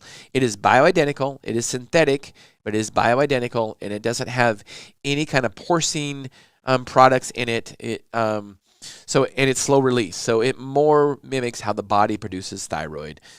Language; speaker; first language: English; native; English